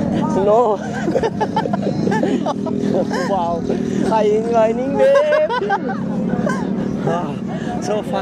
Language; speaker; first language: English; non-native, learner; Urdu